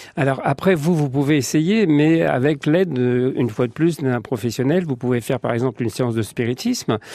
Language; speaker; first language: French; native; French